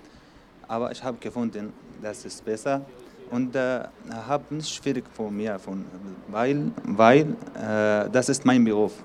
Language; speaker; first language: German; non-native, learner; Arabic